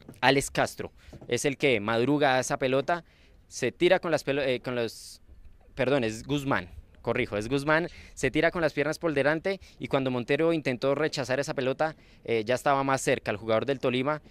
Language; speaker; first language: Spanish; native; Spanish